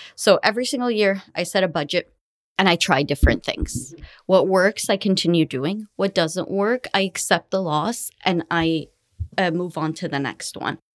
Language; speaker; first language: English; early bilingual, other home language; Arabic